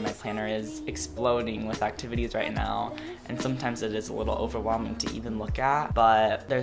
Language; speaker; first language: English; native; English